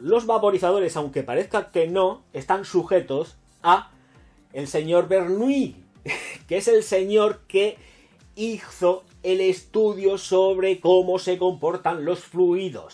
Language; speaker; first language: Spanish; native; Spanish